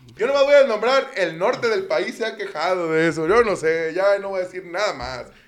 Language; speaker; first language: Spanish; native; Spanish